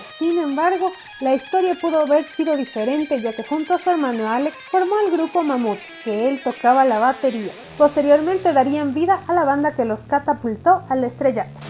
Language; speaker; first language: Spanish; native; Spanish